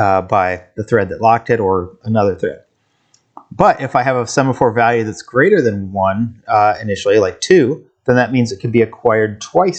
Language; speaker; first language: English; native; English